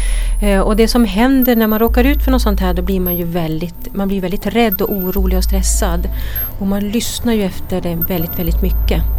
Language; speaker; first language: Swedish; native; Swedish